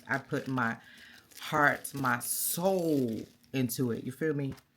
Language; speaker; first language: English; native; English